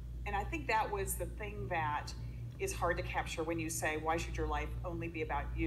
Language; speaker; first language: English; native; English